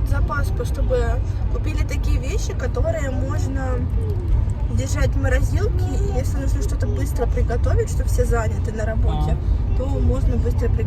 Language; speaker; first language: Russian; native; Russian